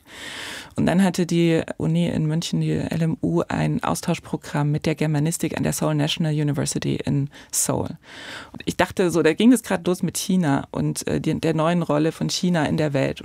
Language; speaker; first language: German; native; German